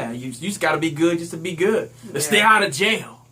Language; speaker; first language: English; native; English